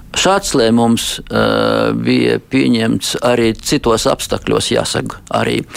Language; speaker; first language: Latvian; non-native, local second language; Russian